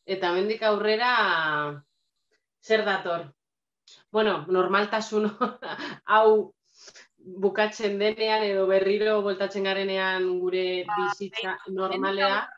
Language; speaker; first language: Basque; non-native, local second language; Spanish